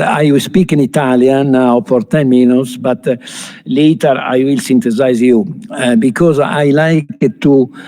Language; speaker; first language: English; non-native, fluent; Italian